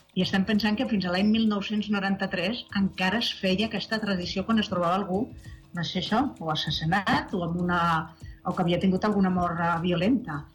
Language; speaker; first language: Catalan; native; Catalan